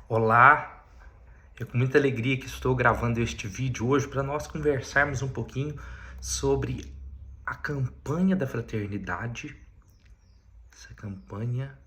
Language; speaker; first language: Portuguese; native; Portuguese